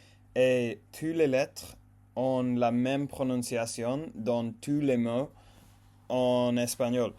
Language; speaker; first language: French; non-native, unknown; English